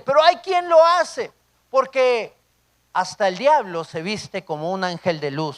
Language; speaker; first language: Spanish; native; Spanish